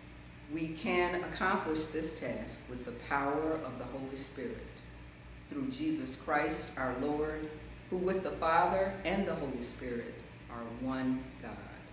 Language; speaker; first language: English; native; English